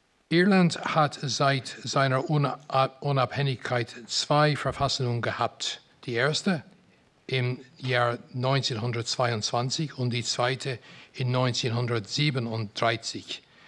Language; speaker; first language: German; non-native, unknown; English